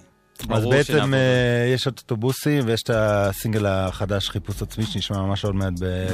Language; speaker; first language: Hebrew; native; Hebrew